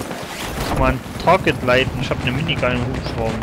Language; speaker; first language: German; native; German